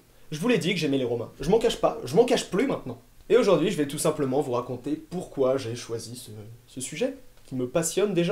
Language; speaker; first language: French; native; French